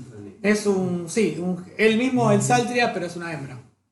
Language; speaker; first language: Spanish; native; Spanish